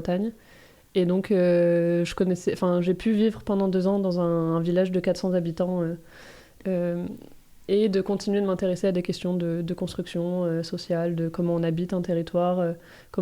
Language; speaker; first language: French; native; French